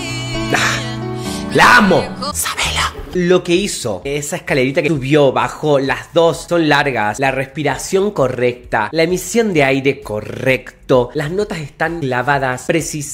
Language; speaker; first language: Spanish; native; Spanish